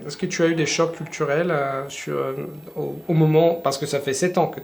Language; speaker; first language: French; non-native, fluent; Italian